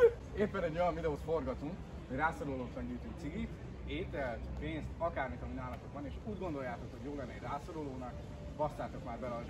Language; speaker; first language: Hungarian; native; Hungarian